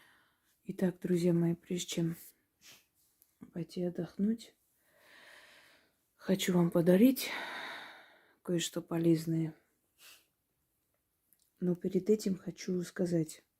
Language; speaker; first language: Russian; native; Russian